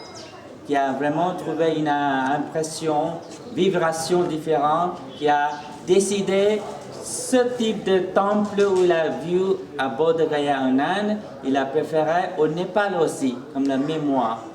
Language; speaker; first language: French; non-native, fluent; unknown